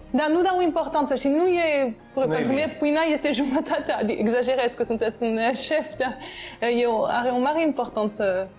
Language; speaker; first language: Romanian; non-native, fluent; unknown